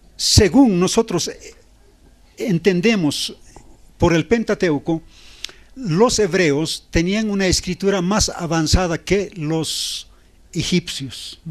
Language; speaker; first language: Spanish; non-native, local second language; Aymara